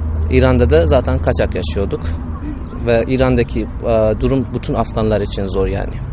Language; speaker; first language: Turkish; non-native, fluent; Persian